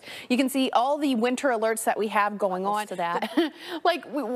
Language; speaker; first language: English; native; English